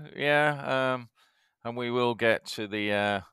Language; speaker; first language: English; native; English